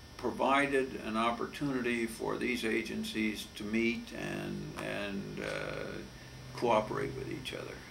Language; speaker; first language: English; native; English